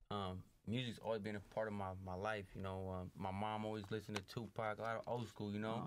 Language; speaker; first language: English; native; English